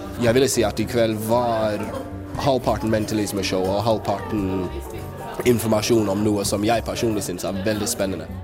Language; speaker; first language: Norwegian; non-native, fluent; English